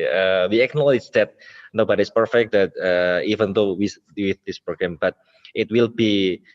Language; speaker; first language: English; non-native, local second language; Indonesian